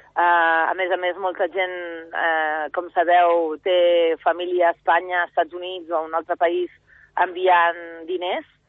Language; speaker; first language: Catalan; early bilingual, other home language; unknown